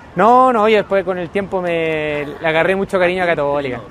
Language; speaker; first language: Spanish; native; Spanish